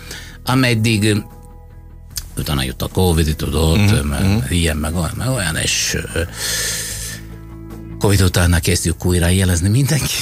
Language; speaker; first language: Hungarian; non-native, fluent; Italian